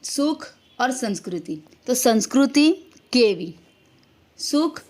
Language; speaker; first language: Hindi; non-native, local second language; Gujarati